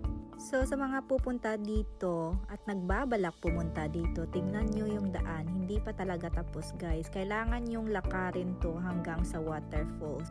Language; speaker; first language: Filipino; non-native, local second language; Hiligaynon